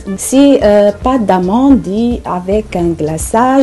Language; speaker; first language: French; non-native, local second language; Arabic